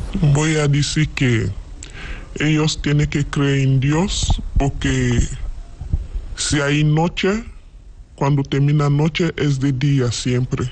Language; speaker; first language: Spanish; non-native, learner; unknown